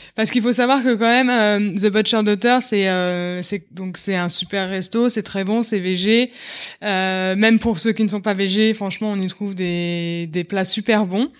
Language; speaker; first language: French; native; French